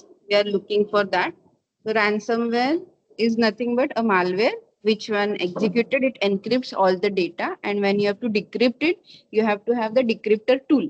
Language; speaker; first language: English; non-native, local second language; Marathi